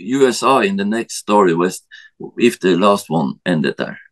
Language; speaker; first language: English; non-native, learner; Norwegian